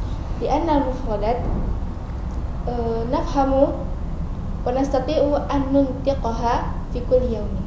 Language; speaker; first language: Arabic; non-native, learner; Indonesian